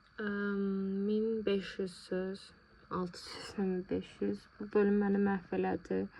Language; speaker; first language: Azerbaijani; non-native, local second language; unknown